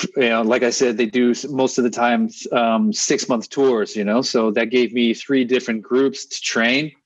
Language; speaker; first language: English; native; English